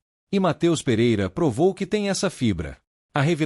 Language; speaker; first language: Portuguese; native; Portuguese